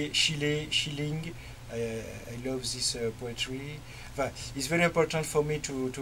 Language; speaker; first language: English; non-native, learner; French